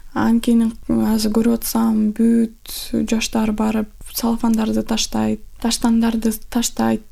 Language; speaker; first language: Kyrgyz; non-native, local second language; Russian